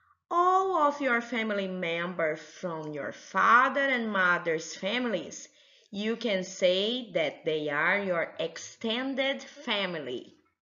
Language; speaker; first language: English; non-native, fluent; Portuguese